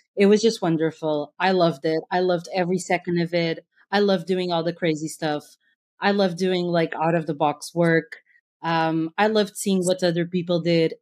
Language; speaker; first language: English; non-native, fluent; Portuguese